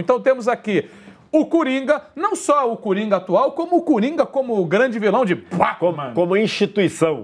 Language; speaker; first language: Portuguese; native; Portuguese